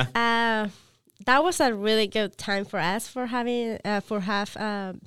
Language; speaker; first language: English; non-native, learner; Spanish